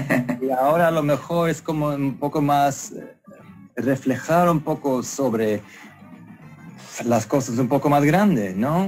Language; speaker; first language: Spanish; non-native, fluent; Swedish